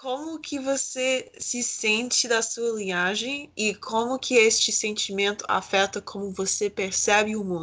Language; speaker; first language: Portuguese; early bilingual, heritage; Portuguese